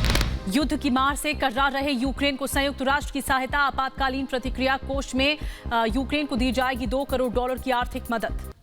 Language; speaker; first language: Hindi; native; Hindi